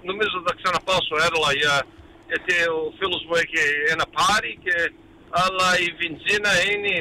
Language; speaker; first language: Greek; early bilingual, heritage; Greek